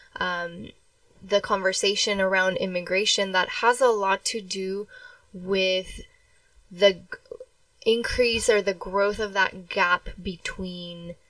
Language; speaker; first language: English; early bilingual, other home language; Spanish